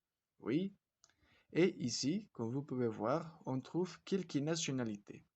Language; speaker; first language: French; non-native, fluent; Spanish